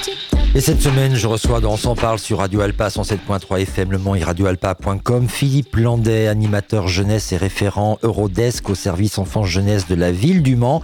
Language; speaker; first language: French; native; French